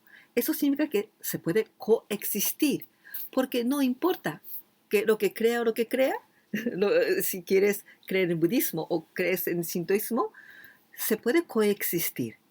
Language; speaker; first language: Spanish; non-native, fluent; Japanese